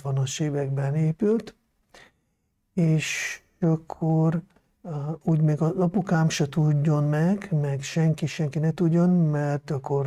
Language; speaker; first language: Hungarian; non-native, local second language; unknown